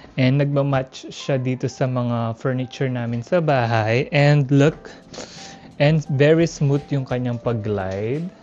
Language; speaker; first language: Filipino; native; Filipino